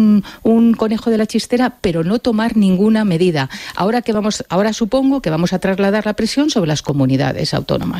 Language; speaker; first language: Spanish; native; Spanish